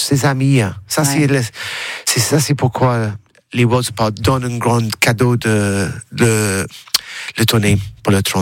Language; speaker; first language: French; non-native, learner; English